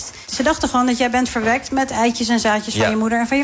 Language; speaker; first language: Dutch; native; Dutch